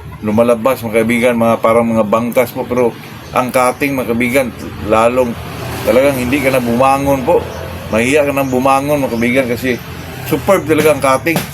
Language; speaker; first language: Filipino; non-native, local second language; Cebuano